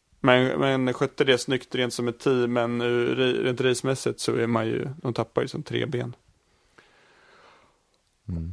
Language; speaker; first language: Swedish; native; Swedish